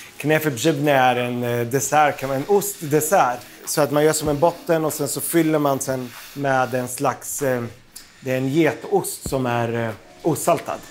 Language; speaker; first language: Swedish; early bilingual, other home language; Arabic